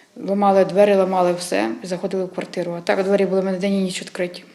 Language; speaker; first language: Ukrainian; native; Ukrainian